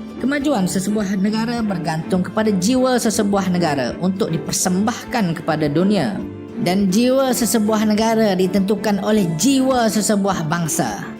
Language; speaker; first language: Malay; native; Malay